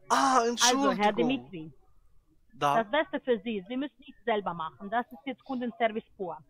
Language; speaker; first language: German; non-native, fluent; Bosnian